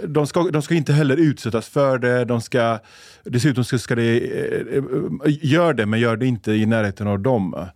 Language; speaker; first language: Swedish; early bilingual, other home language; Persian